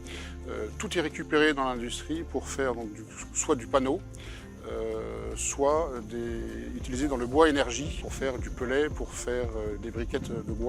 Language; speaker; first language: French; native; French